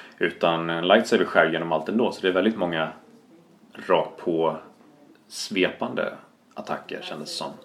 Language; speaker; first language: Swedish; native; Swedish